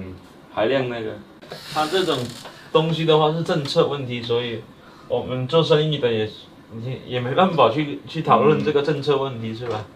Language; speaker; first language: Chinese; native; Chinese